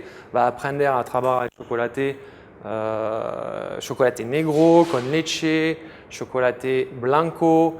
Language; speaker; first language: Spanish; non-native, fluent; French